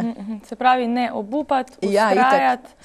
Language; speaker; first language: Slovenian; native; Slovenian